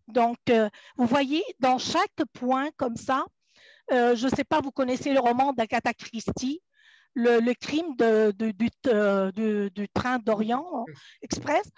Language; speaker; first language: French; non-native, fluent; Arabic